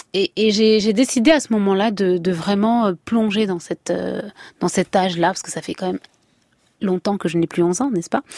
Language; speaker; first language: French; native; French